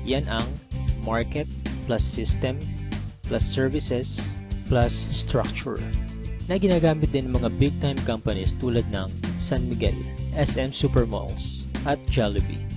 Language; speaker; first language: Filipino; native; Filipino